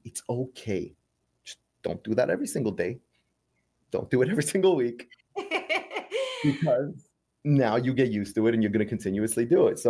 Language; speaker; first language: English; native; English